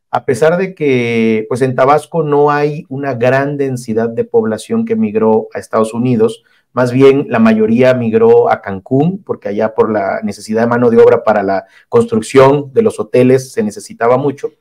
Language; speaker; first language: Spanish; native; Spanish